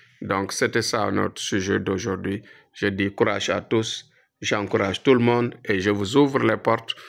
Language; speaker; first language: French; non-native, local second language; Fula